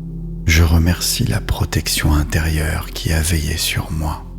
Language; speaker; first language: French; native; French